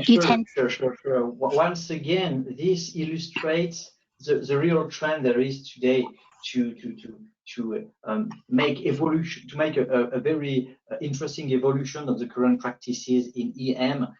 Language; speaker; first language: English; non-native, fluent; French